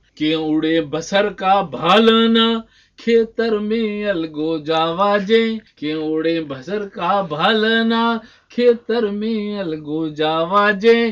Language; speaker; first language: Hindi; non-native, local second language; Rajasthani